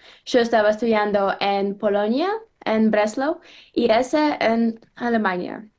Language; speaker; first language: Spanish; non-native, learner; Ukrainian